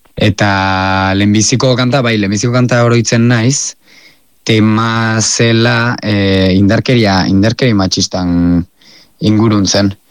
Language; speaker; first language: Basque; native; Basque